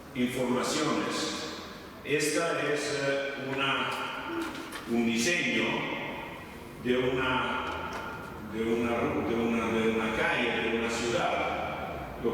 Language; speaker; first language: Spanish; non-native, fluent; Italian